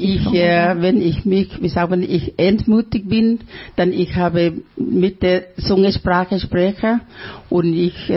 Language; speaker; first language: German; non-native, fluent; Thai